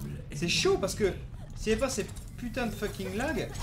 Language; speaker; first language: French; native; French